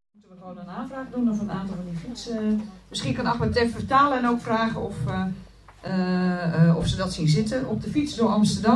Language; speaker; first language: Dutch; native; Dutch